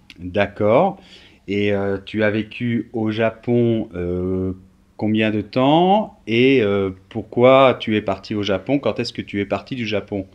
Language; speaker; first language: French; native; French